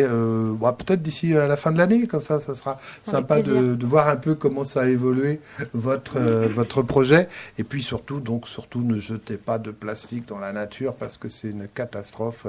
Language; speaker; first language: French; native; French